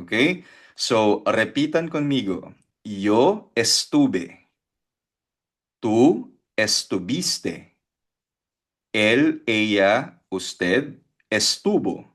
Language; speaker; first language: Spanish; non-native, fluent; Filipino